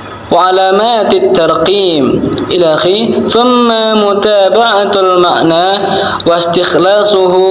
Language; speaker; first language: Arabic; non-native, learner; Indonesian